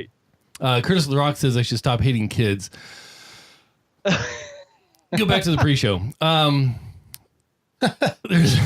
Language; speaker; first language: English; native; English